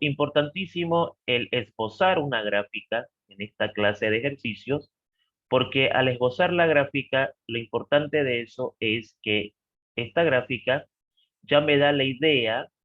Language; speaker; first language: Spanish; native; Spanish